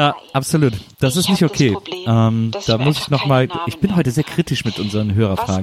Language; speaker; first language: German; native; German